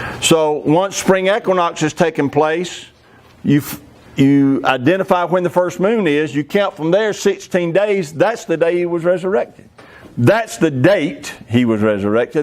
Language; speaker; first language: English; native; English